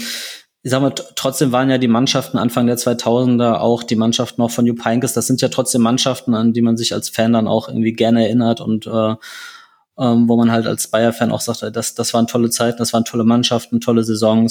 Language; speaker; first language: German; native; German